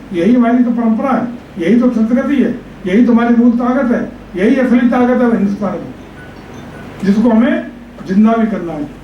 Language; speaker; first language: Hindi; native; Hindi